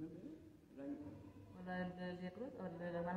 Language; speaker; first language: Spanish; native; Spanish